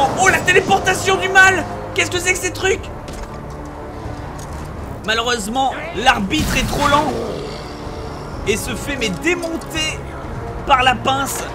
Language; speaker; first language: French; native; French